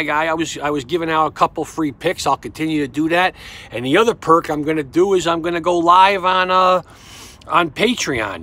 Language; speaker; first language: English; native; English